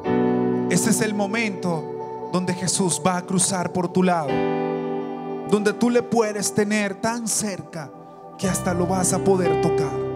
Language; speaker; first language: Spanish; native; Spanish